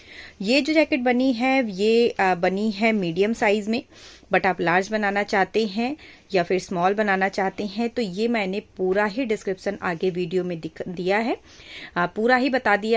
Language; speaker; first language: Hindi; native; Hindi